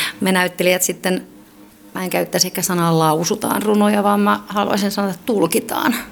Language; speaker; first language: Finnish; native; Finnish